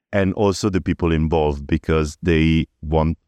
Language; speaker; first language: English; early bilingual, other home language; Italian